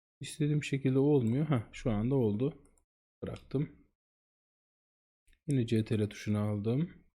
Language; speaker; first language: Turkish; native; Turkish